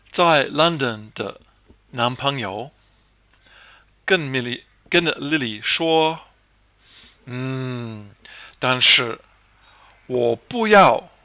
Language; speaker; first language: Chinese; non-native, fluent; English